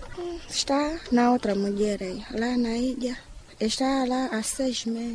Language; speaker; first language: Portuguese; non-native, local second language; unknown